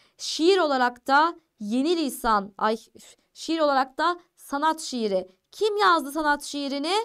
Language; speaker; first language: Turkish; native; Turkish